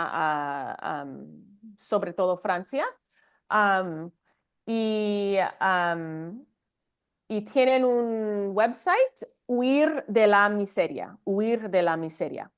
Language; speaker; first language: Spanish; non-native, fluent; English